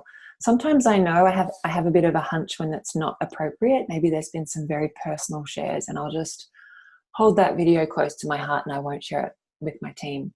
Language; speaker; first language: English; native; English